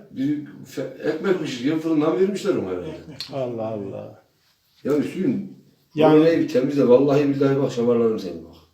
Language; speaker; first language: Turkish; native; Turkish